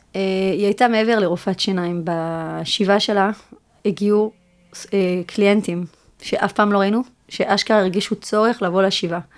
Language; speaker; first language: Hebrew; early bilingual, other home language; French